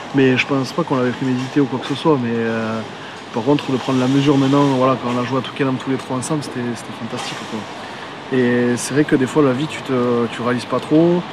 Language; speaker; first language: French; native; French